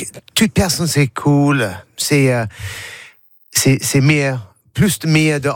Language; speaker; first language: French; non-native, learner; English